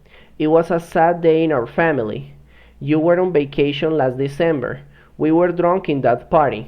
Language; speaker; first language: English; non-native, fluent; Spanish